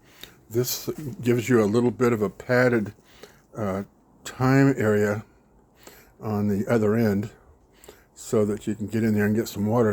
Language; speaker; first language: English; native; English